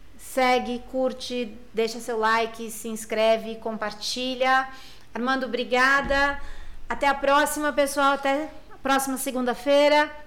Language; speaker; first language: Portuguese; native; Portuguese